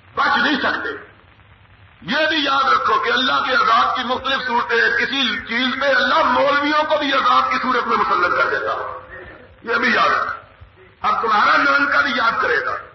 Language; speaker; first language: Urdu; non-native, local second language; Punjabi